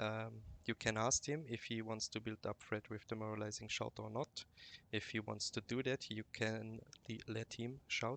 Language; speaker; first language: English; non-native, fluent; German